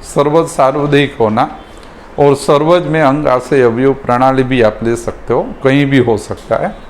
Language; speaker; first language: Hindi; non-native, local second language; Gujarati